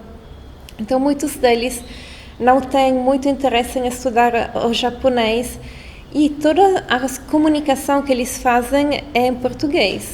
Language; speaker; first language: Portuguese; non-native, fluent; Italian